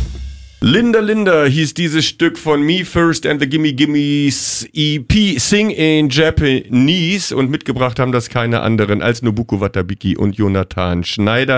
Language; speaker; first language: German; native; German